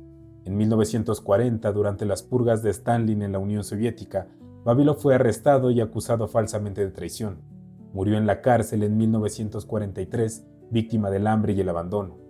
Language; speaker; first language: Spanish; native; Spanish